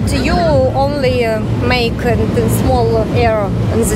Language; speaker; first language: English; non-native, learner; Russian